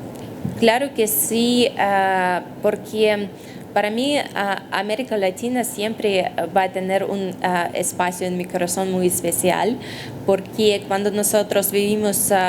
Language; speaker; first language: Spanish; non-native, fluent; Russian